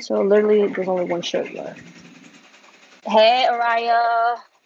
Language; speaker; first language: English; early bilingual, other home language; Spanish